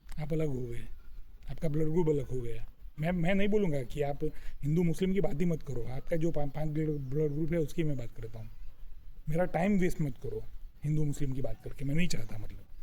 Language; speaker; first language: Hindi; non-native, local second language; Gujarati